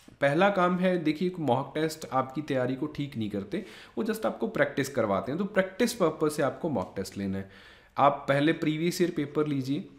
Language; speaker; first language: Hindi; native; Hindi